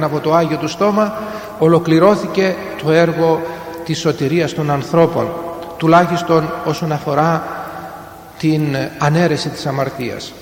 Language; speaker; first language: Greek; native; Greek